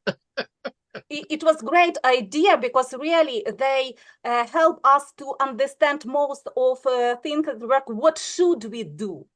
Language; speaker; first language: English; non-native, learner; Ukrainian